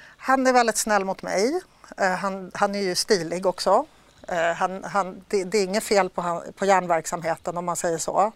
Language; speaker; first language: Swedish; early bilingual, other home language; Polish